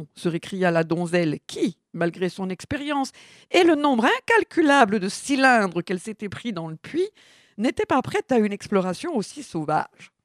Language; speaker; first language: French; native; French